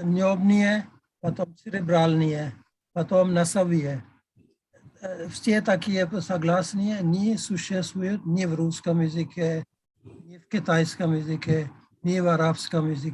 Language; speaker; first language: Russian; non-native, fluent; Telugu